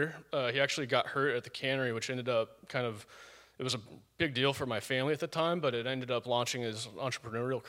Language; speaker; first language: English; native; English